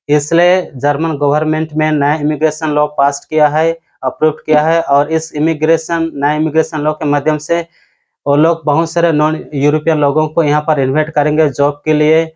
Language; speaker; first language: Hindi; non-native, local second language; Odia